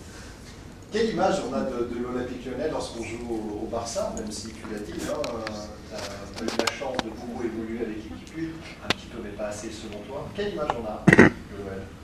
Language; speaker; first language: French; native; French